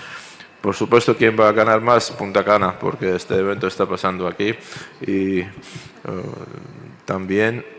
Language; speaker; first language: Spanish; non-native, fluent; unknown